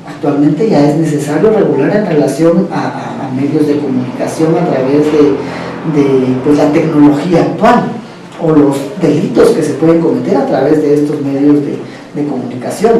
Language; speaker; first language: Spanish; native; Spanish